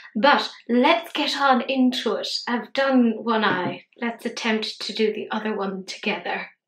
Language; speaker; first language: English; native; English